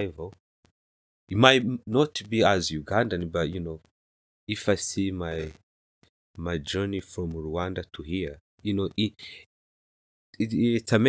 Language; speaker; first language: English; non-native, local second language; Kinyarwanda